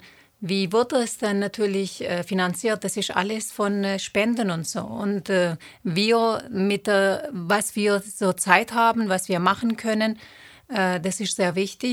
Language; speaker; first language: German; non-native, fluent; Turoyo